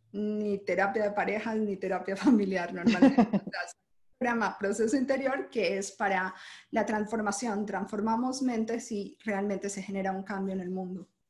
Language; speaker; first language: Spanish; native; Spanish